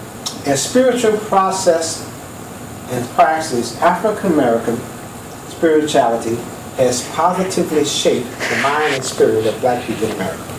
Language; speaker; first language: English; native; English